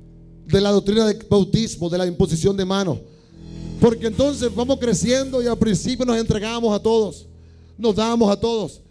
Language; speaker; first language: Spanish; native; Spanish